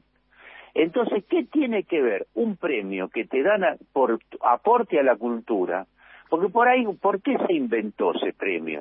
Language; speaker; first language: Spanish; native; Spanish